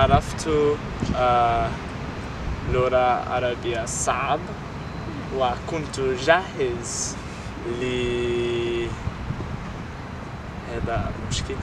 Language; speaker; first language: Arabic; non-native, learner; English